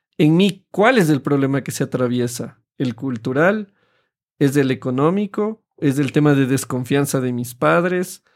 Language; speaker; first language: Spanish; native; Spanish